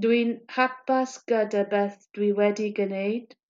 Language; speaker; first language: Welsh; non-native, learner; English